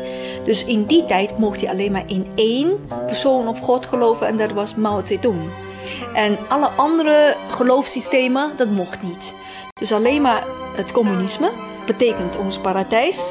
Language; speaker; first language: Dutch; non-native, fluent; Chinese